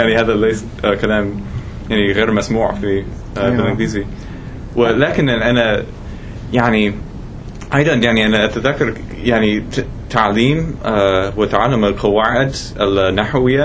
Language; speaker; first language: Arabic; non-native, fluent; English